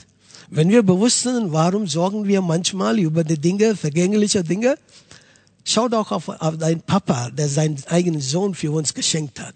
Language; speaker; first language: German; non-native, fluent; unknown